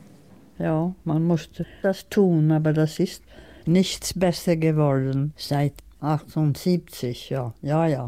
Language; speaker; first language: German; non-native, fluent; Swedish